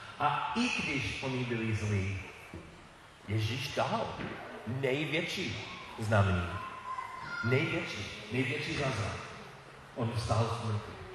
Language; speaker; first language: Czech; non-native, learner; English